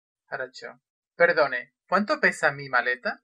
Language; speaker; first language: Spanish; non-native, fluent; Russian